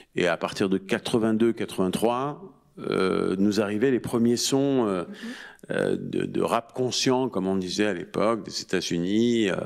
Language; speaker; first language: French; native; French